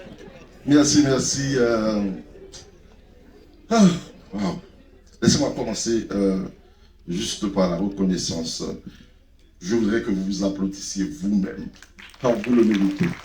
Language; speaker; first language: French; non-native, local second language; Haitian Creole